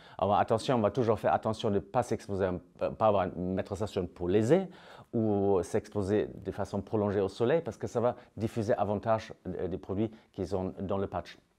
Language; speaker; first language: French; native; French